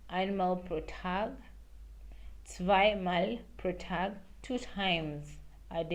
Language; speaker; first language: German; non-native, learner; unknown